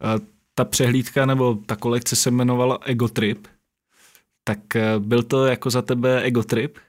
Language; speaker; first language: Czech; native; Czech